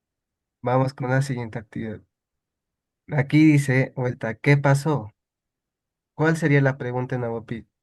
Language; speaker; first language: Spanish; non-native, local second language; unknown